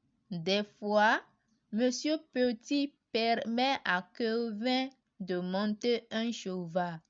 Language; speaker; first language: French; non-native, learner; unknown